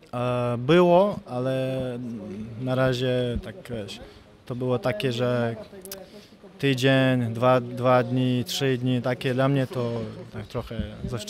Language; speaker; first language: Polish; non-native, fluent; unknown